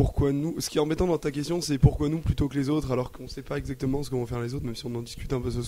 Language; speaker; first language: French; native; French